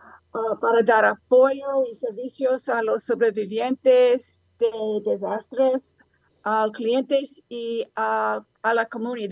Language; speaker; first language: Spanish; non-native, learner; English